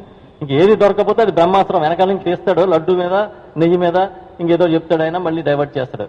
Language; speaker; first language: Telugu; native; Telugu